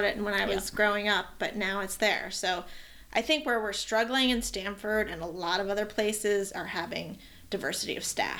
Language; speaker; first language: English; native; English